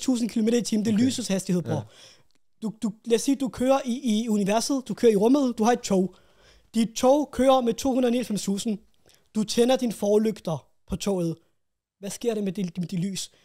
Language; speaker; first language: Danish; early bilingual, other home language; Urdu